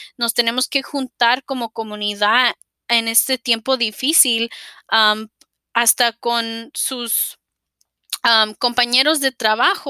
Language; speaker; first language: Spanish; early bilingual, heritage; Spanish